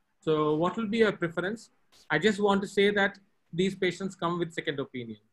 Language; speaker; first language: English; non-native, local second language; Tamil